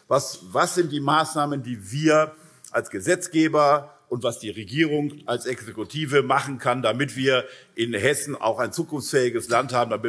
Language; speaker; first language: German; native; German